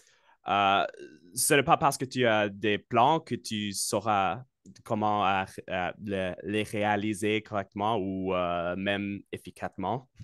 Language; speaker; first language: French; non-native, local second language; English